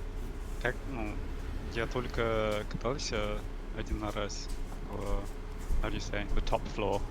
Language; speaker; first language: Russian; non-native, learner; English